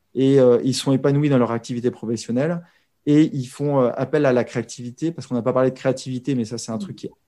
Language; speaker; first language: French; native; French